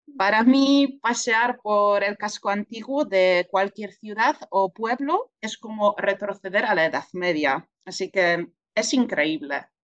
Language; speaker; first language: Spanish; non-native, fluent; Polish